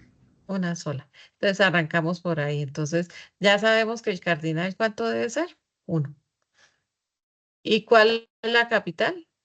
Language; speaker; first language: Spanish; native; Spanish